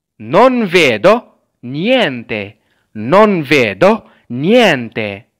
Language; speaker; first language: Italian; non-native, fluent; Arabic